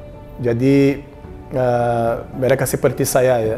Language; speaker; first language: Indonesian; non-native, learner; Portuguese